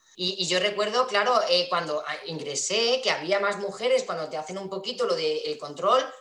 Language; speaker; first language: Spanish; native; Spanish